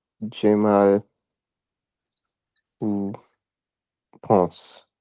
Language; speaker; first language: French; non-native, learner; Punjabi